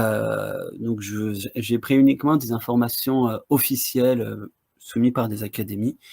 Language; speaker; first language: French; native; French